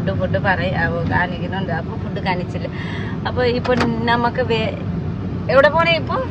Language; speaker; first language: Malayalam; non-native, learner; Nepali